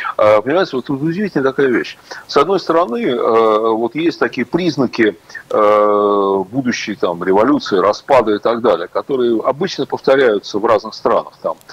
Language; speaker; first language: Russian; native; Russian